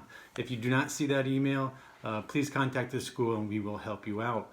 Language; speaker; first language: English; native; English